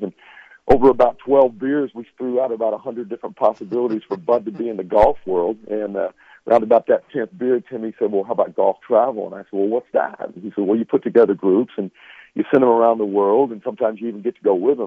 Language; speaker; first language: English; native; English